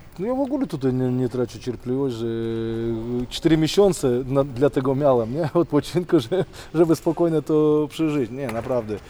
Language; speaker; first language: Polish; non-native, fluent; Russian